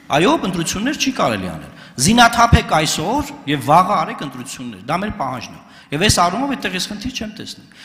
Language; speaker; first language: Armenian; native; Armenian